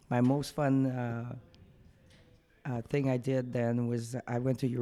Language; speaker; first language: English; non-native, fluent; French